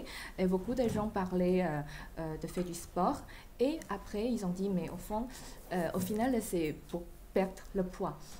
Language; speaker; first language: French; non-native, fluent; Chinese